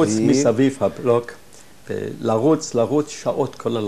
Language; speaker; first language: Hebrew; non-native, fluent; German